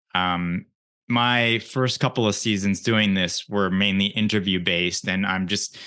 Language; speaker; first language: English; early bilingual, other home language; Japanese